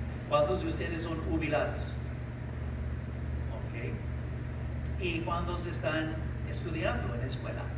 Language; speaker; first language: Spanish; early bilingual, heritage; English